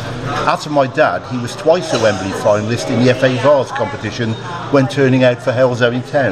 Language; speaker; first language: English; native; English